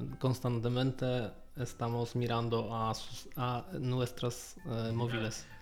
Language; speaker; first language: Spanish; non-native, learner; Polish